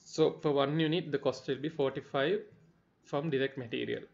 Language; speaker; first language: English; non-native, local second language; Sinhala